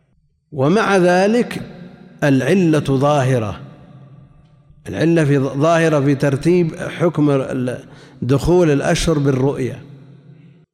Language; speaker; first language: Arabic; native; Arabic